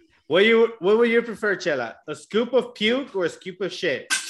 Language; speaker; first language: English; early bilingual, other home language; Spanish